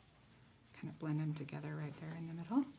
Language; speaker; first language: English; native; English